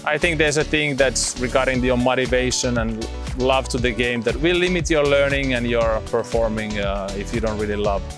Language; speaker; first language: English; non-native, fluent; Finnish